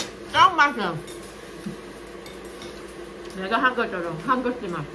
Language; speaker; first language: Korean; non-native, fluent; Vietnamese